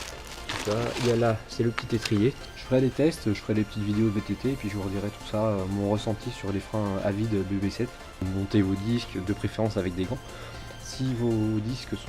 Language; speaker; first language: French; native; French